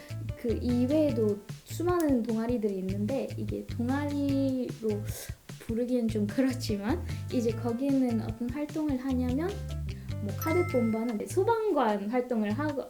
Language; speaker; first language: Korean; non-native, fluent; Malay